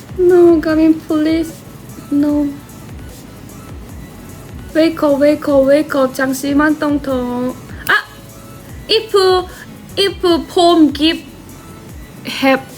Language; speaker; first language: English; non-native, learner; Korean